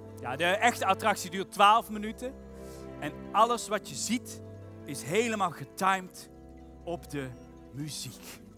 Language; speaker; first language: Dutch; native; Dutch